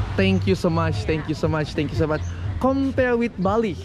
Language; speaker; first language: English; non-native, learner; Indonesian